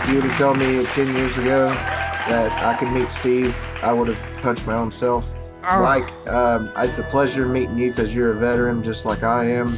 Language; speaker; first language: English; native; English